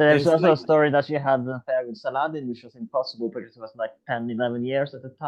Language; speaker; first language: English; non-native, fluent; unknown